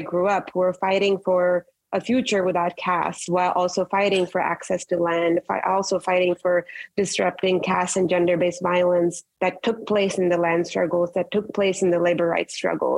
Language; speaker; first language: English; non-native, local second language; Marathi